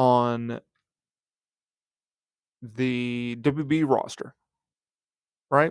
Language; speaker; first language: English; native; English